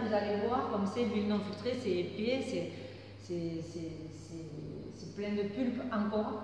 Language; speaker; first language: French; native; French